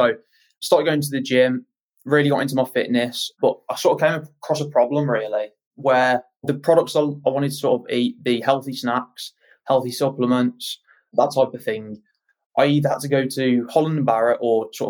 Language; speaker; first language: English; native; English